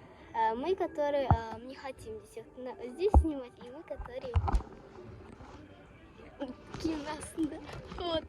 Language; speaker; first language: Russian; non-native, local second language; Kazakh